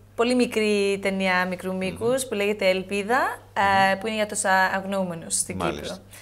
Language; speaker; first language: Greek; early bilingual, heritage; Greek